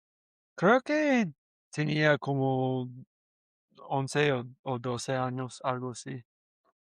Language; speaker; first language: Spanish; non-native, learner; English